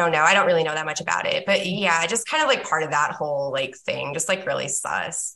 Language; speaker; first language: English; native; English